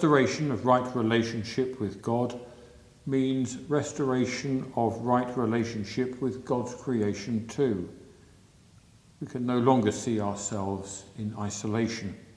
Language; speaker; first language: English; native; English